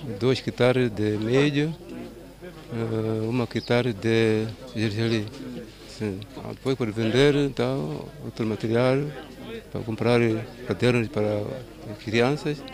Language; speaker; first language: Portuguese; non-native, local second language; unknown